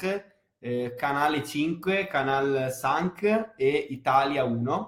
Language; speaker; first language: French; non-native, fluent; Italian